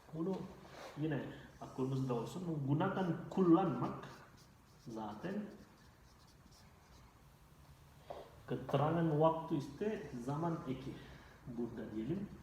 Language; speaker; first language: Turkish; non-native, fluent; Indonesian